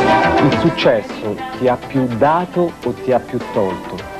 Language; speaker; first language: Italian; native; Italian